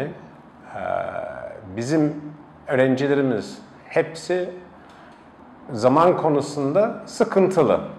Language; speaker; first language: Turkish; non-native, fluent; English